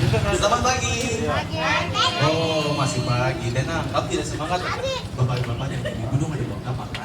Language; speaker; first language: Malay; native; Malay